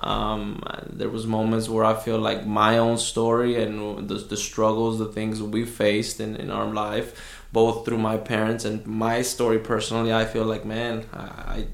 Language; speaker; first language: English; early bilingual, other home language; Spanish